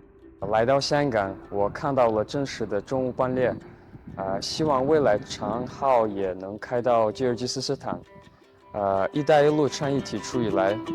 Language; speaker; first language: Chinese; early bilingual, heritage; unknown